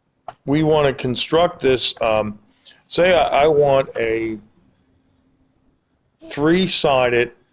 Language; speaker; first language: English; native; English